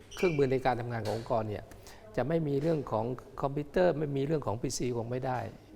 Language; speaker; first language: Thai; native; Thai